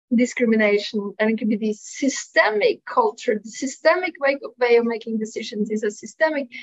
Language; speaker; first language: English; non-native, fluent; Norwegian